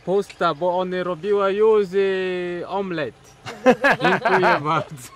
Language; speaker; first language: Polish; non-native, learner; Swahili